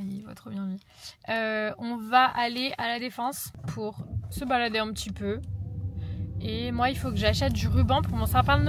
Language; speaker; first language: French; native; French